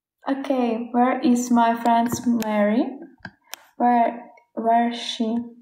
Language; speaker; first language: English; non-native, learner; Ukrainian